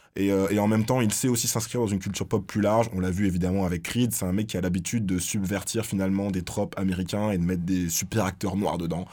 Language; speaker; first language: French; native; French